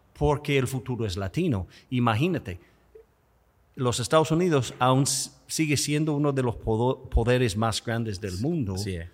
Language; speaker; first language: Spanish; non-native, fluent; English